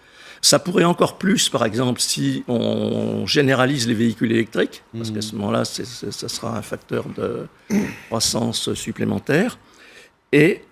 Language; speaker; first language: French; native; French